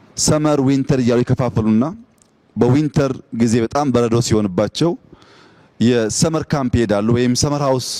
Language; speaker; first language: Amharic; non-native, local second language; Oromo